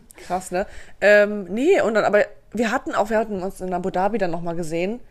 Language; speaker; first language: German; early bilingual, other home language; Bosnian